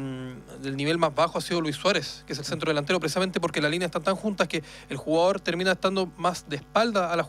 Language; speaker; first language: Spanish; native; Spanish